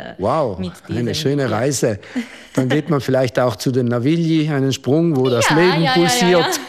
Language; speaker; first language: German; native; German